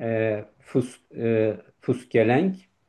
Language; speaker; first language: German; non-native, learner; Turkish